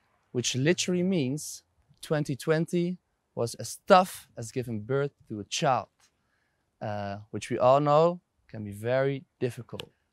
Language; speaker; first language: English; non-native, fluent; Dutch